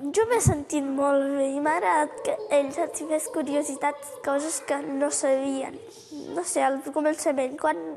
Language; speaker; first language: Catalan; early bilingual, other home language; Romanian